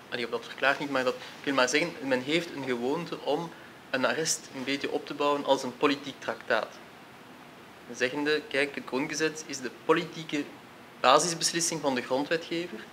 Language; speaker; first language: Dutch; native; Dutch